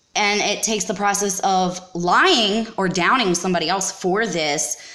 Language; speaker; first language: English; native; English